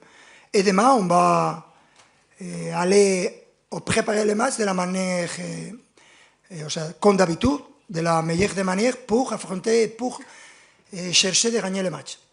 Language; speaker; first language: French; non-native, fluent; Spanish